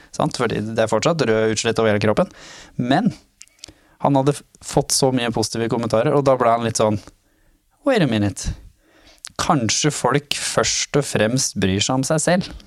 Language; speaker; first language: Norwegian; early bilingual, other home language; Somali